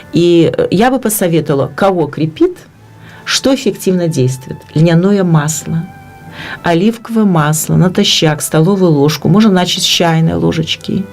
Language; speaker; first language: Russian; native; Russian